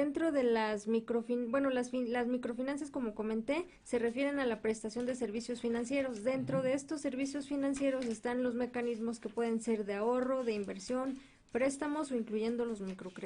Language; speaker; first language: Spanish; native; Spanish